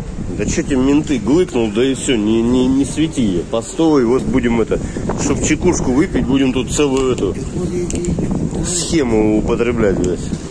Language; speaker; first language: Russian; native; Russian